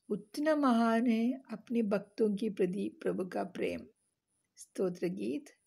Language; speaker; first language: Hindi; non-native, local second language; Malayalam